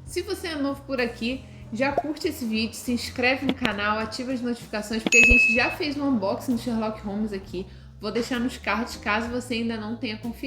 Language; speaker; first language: Portuguese; native; Portuguese